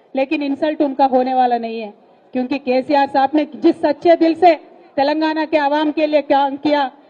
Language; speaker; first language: Hindi; non-native, local second language; Telugu